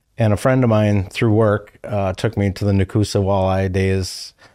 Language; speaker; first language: English; native; English